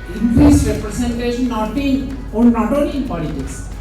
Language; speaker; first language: English; non-native, local second language; Sinhala